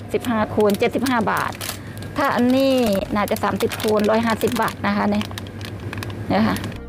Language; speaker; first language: Thai; native; Thai